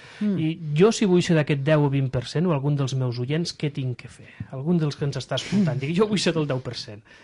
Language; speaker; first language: Catalan; native; Catalan